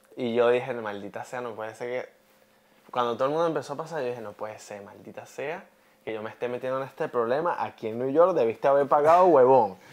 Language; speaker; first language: Spanish; native; Spanish